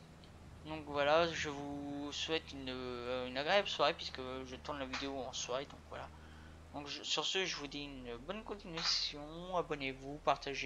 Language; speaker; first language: French; native; French